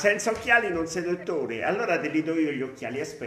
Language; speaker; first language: Italian; native; Italian